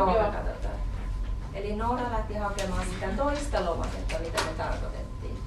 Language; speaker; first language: Finnish; native; Finnish